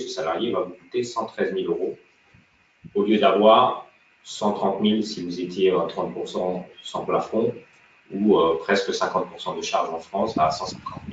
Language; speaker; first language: French; native; French